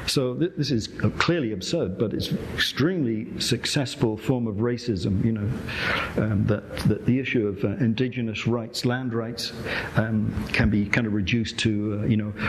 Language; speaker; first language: English; native; English